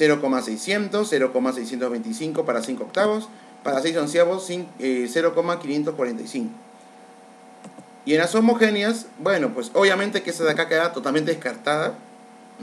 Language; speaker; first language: Spanish; native; Spanish